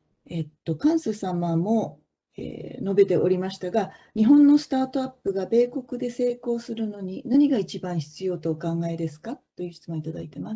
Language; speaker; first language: Japanese; native; Japanese